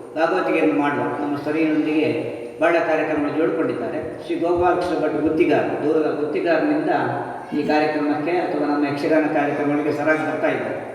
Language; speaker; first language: Kannada; native; Kannada